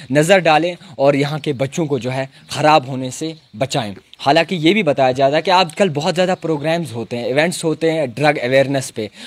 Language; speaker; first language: Urdu; non-native, local second language; Kashmiri